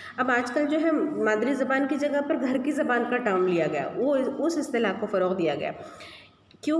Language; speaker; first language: Urdu; native; Urdu